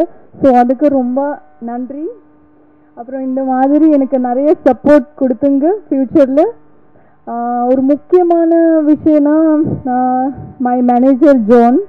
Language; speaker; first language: Tamil; non-native, learner; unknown